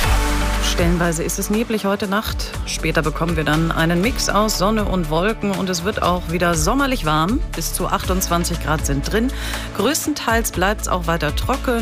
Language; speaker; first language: German; native; German